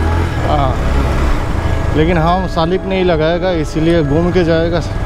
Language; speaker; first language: Hindi; native; Hindi